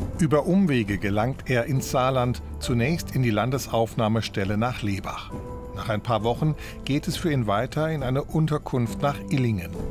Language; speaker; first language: German; native; German